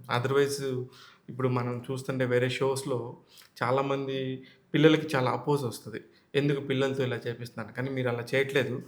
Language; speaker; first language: Telugu; native; Telugu